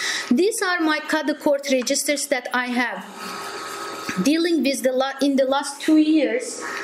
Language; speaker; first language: English; non-native, fluent; Azerbaijani